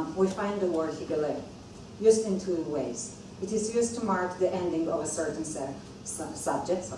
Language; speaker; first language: English; non-native, fluent; Hebrew